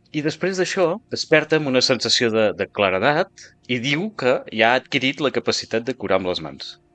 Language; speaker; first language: Catalan; native; Catalan